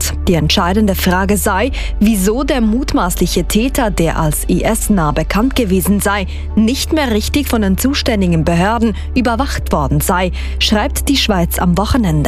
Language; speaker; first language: German; native; German